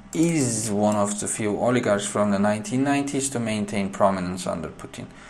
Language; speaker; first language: English; non-native, fluent; Turkish